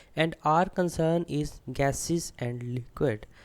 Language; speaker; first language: English; non-native, local second language; Punjabi